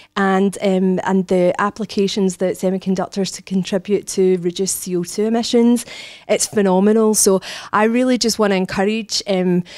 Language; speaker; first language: English; native; English